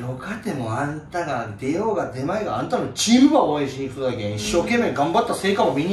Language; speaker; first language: Japanese; native; Japanese